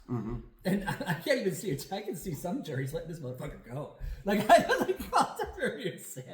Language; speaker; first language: English; native; English